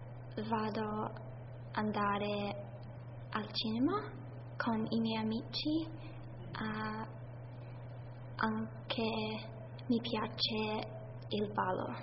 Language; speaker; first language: Italian; non-native, learner; English